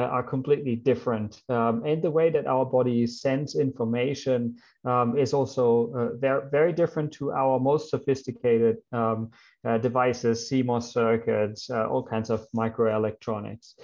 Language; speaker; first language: English; non-native, fluent; German